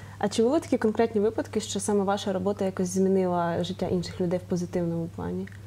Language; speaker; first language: Ukrainian; native; Ukrainian